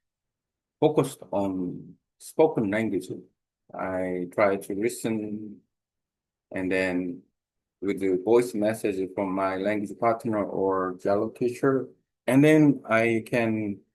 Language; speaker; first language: English; non-native, learner; Korean